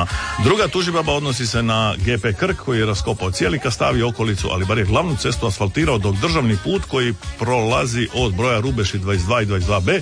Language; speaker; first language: Serbian; native; Serbian